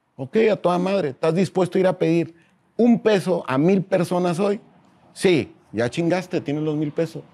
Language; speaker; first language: Spanish; native; Spanish